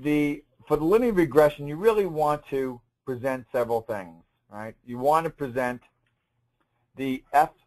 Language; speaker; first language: English; native; English